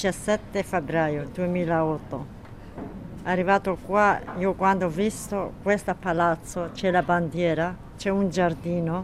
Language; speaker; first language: Italian; non-native, learner; Kurdish